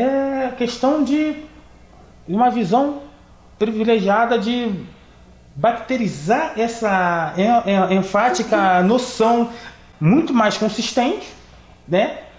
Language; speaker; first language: Portuguese; native; Portuguese